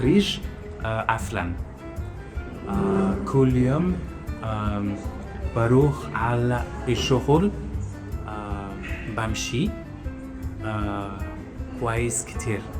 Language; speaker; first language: Arabic; non-native, learner; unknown